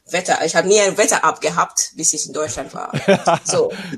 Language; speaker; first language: German; non-native, learner; English